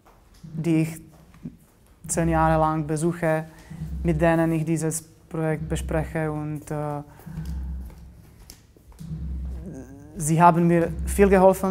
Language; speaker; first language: German; non-native, fluent; Czech